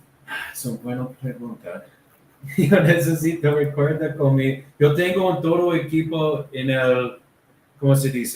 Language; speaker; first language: Spanish; non-native, learner; English